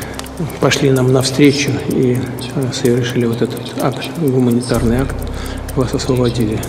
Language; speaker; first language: Russian; native; Russian